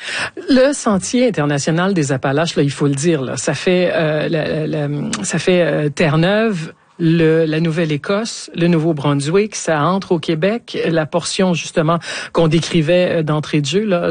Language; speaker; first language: French; native; French